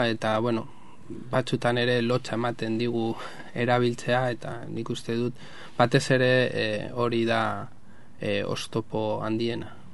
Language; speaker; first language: Basque; non-native, local second language; Spanish